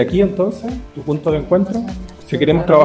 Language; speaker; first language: Spanish; native; Spanish